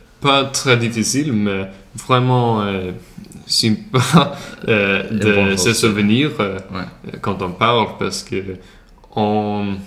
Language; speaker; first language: French; non-native, learner; Swedish